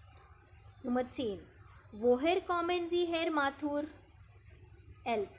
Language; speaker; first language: German; non-native, fluent; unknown